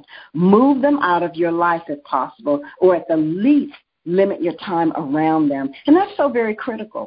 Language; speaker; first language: English; native; English